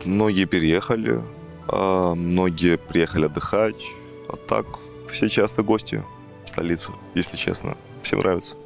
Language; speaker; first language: Russian; non-native, fluent; Greek